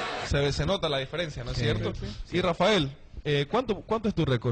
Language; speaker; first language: Spanish; native; Spanish